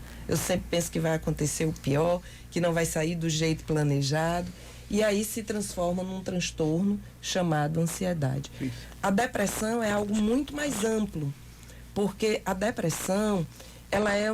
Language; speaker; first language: Portuguese; native; Portuguese